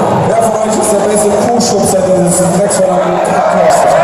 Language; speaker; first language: German; native; German